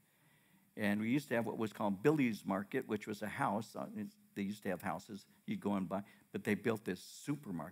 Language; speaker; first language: English; native; English